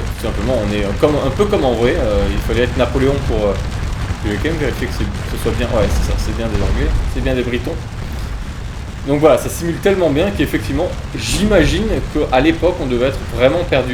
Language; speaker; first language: French; native; French